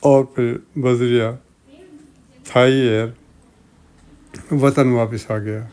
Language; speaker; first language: Urdu; native; Urdu